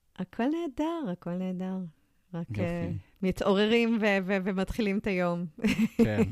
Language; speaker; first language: Hebrew; early bilingual, other home language; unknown